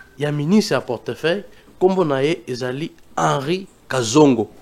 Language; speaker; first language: Lingala; non-native, local second language; Luba-Lulua